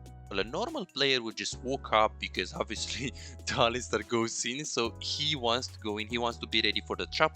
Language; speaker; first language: English; non-native, fluent; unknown